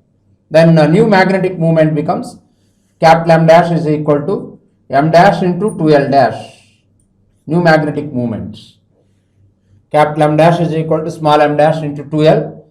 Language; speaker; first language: English; non-native, local second language; Telugu